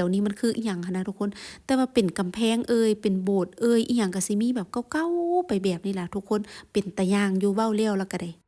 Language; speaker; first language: Thai; non-native, local second language; Lao